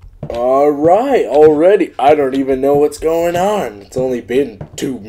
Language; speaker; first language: English; native; English